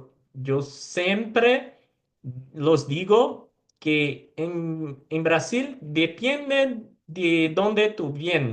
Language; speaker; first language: Spanish; non-native, fluent; Portuguese